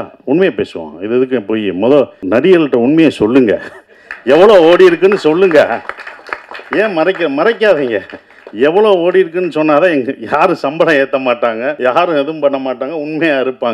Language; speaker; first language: Tamil; native; Tamil